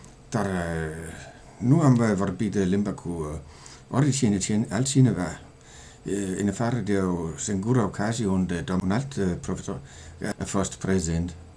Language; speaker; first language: Romanian; non-native, fluent; Danish